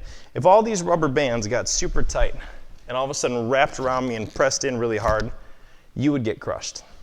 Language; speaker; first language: English; native; English